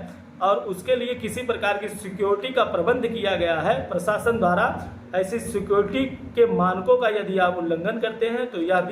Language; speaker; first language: Hindi; native; Hindi